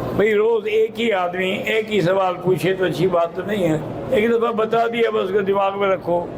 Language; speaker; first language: Urdu; native; Urdu